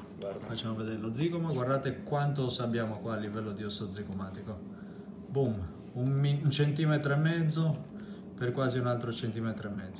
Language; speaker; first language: Italian; native; Italian